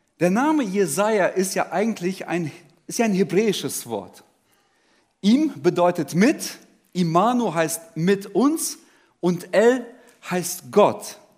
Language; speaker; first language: German; early bilingual, other home language; Russian